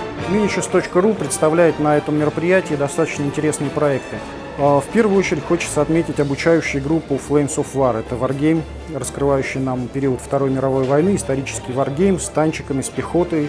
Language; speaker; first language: Russian; native; Russian